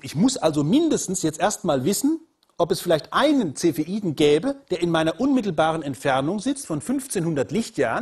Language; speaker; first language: German; native; German